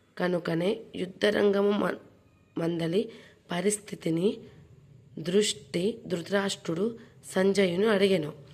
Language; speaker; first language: Telugu; non-native, learner; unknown